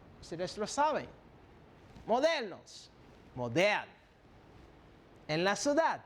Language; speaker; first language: Spanish; non-native, fluent; French